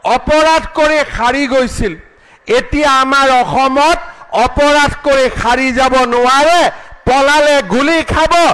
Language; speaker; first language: Assamese; native; Assamese